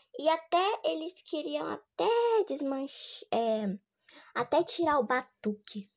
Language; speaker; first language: Portuguese; native; Portuguese